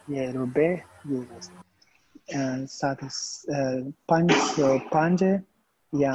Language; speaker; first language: Persian; non-native, learner; Urdu